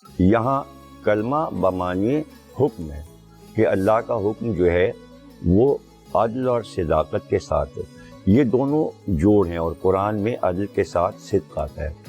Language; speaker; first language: Urdu; native; Urdu